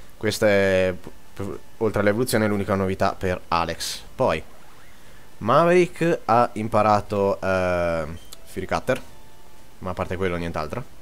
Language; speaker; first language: Italian; native; Italian